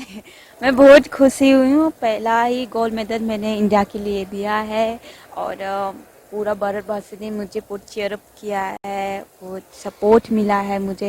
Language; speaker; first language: Hindi; non-native, local second language; Manipuri